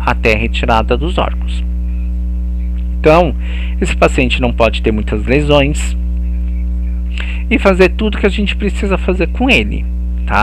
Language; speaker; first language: Portuguese; native; Portuguese